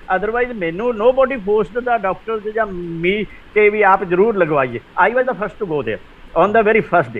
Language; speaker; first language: Hindi; non-native, local second language; Punjabi